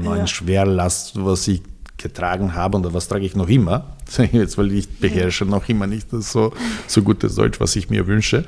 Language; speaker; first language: German; non-native, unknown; Serbian